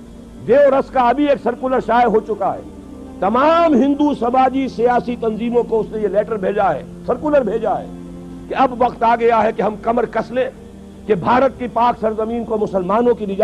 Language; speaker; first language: Urdu; native; Urdu